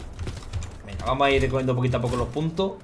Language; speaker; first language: Spanish; native; Spanish